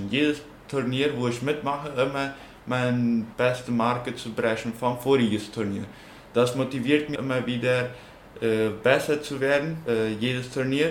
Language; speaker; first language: German; non-native, local second language; Plautdietsch